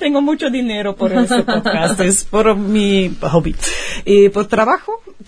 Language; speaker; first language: Spanish; non-native, fluent; Dutch